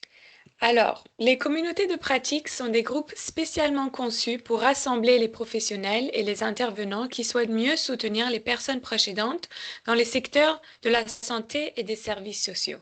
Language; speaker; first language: French; native; French